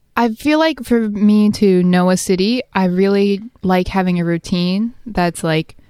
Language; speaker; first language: English; native; English